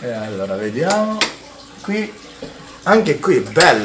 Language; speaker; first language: Italian; non-native, learner; Japanese